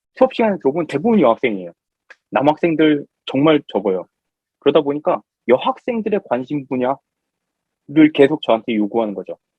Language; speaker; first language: Korean; native; Korean